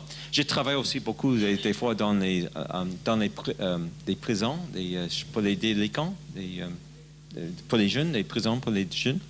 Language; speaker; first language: French; non-native, learner; English